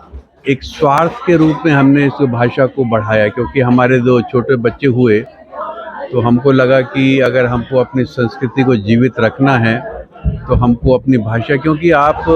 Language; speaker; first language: Hindi; native; Hindi